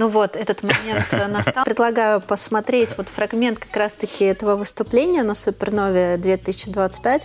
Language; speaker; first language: Russian; native; Russian